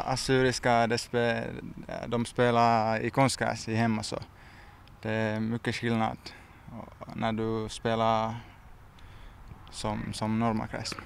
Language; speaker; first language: Swedish; non-native, learner; Finnish